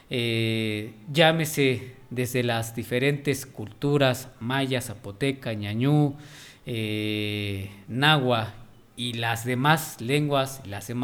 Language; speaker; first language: Spanish; non-native, local second language; Nahuatl languages